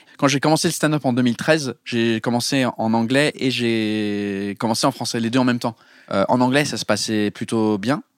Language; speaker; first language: French; non-native, fluent; English